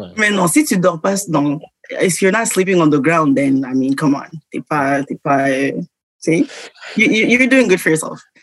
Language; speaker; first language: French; native; French